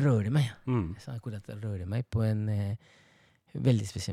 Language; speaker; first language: Norwegian; non-native, fluent; Spanish